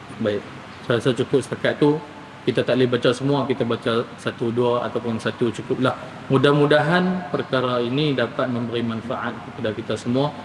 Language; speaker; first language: Malay; native; Malay